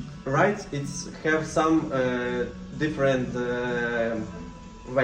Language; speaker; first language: English; non-native, learner; Ukrainian